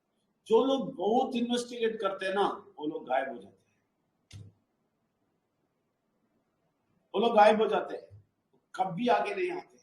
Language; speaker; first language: Hindi; non-native, local second language; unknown